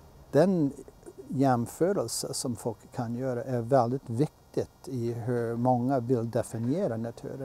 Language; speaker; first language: Swedish; non-native, fluent; English